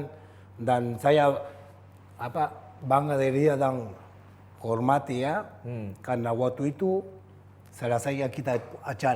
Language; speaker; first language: Indonesian; non-native, fluent; Spanish